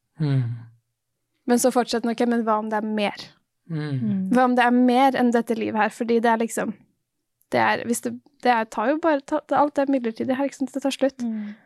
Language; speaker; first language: Norwegian; native; Norwegian